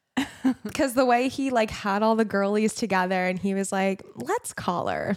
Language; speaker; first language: English; native; English